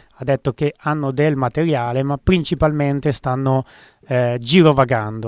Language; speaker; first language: Italian; native; Italian